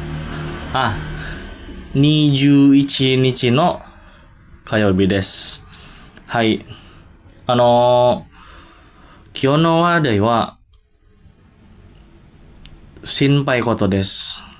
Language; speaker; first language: Japanese; non-native, learner; Indonesian